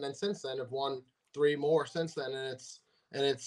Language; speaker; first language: English; native; English